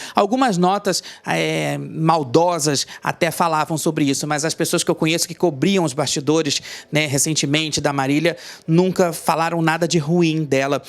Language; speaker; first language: Portuguese; native; Portuguese